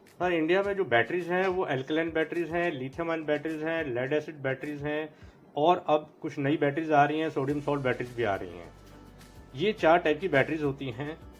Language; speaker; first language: Hindi; native; Hindi